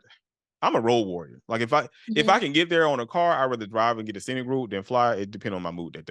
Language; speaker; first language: English; native; English